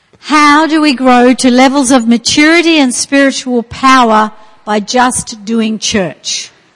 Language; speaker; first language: English; native; English